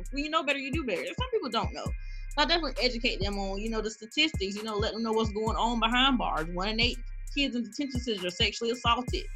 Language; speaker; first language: English; native; English